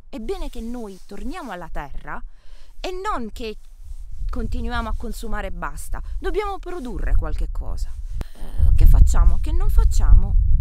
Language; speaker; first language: Italian; native; Italian